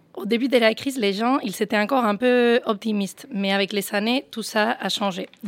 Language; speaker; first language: French; non-native, fluent; Spanish